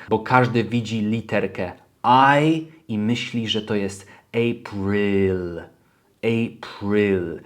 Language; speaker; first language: Polish; early bilingual, heritage; Polish